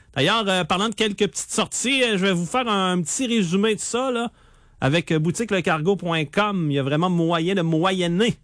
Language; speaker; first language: French; native; French